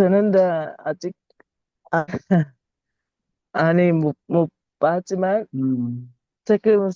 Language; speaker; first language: Korean; non-native, learner; Thai